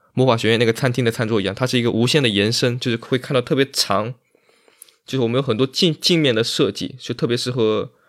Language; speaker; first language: Chinese; native; Chinese